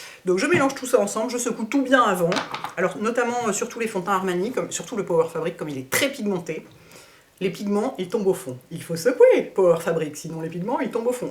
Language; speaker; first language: French; native; French